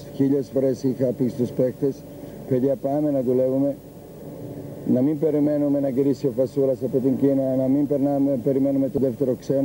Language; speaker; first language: Greek; non-native, fluent; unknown